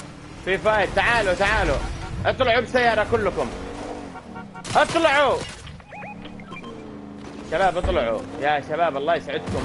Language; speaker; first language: Arabic; native; Arabic